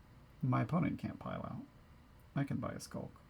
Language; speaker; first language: English; native; English